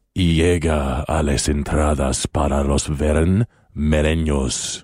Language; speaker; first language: Spanish; non-native, learner; English